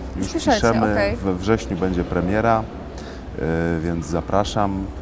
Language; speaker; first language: Polish; native; Polish